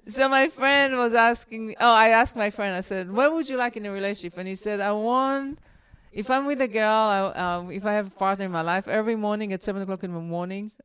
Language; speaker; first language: English; non-native, fluent; Hebrew